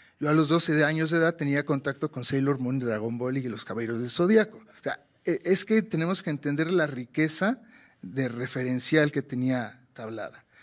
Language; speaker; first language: Spanish; native; Spanish